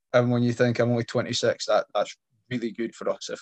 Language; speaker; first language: English; native; English